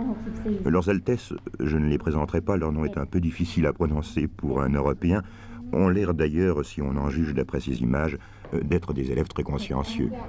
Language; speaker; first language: French; native; French